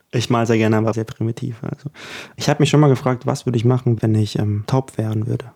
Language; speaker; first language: German; early bilingual, other home language; Ukrainian